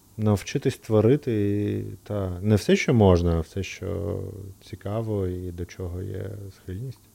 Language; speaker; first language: Ukrainian; native; Ukrainian